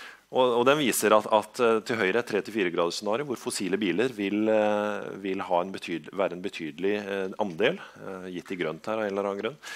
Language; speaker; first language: Norwegian; native; Norwegian